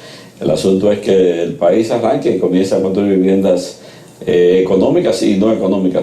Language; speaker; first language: Spanish; native; Spanish